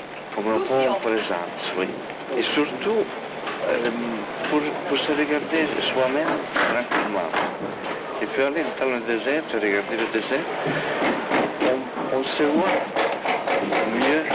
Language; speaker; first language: French; non-native, fluent; Italian